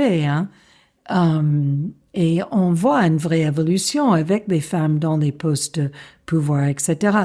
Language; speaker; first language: French; non-native, fluent; English